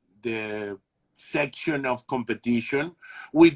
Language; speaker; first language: English; non-native, learner; Spanish